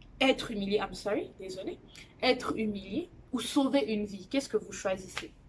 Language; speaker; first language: French; non-native, local second language; Lingala